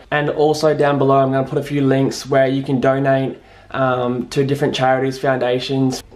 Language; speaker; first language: English; native; English